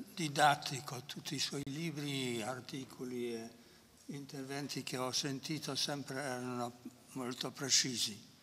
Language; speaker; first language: Italian; non-native, fluent; Polish